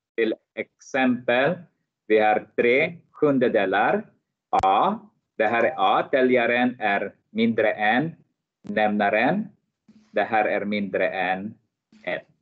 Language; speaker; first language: Swedish; non-native, fluent; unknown